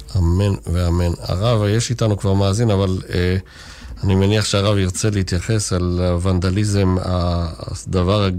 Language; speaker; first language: Hebrew; native; Hebrew